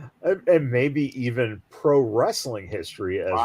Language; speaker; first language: English; native; English